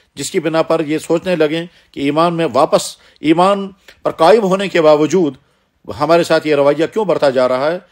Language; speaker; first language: Urdu; non-native, local second language; Kashmiri